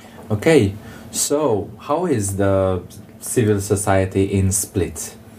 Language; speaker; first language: English; non-native, fluent; Romanian